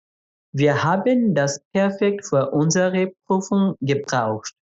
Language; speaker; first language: German; non-native, fluent; Bangla